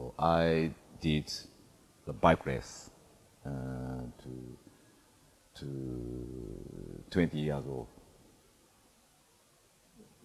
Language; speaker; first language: English; non-native, learner; Japanese